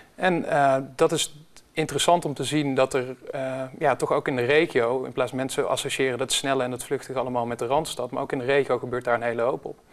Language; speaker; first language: Dutch; native; Dutch